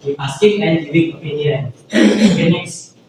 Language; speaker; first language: English; non-native, learner; Indonesian